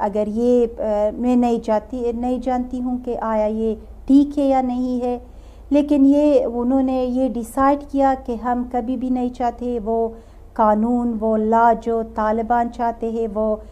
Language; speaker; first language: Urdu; non-native, fluent; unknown